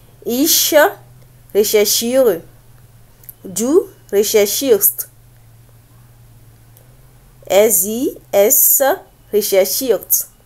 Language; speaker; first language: German; non-native, learner; French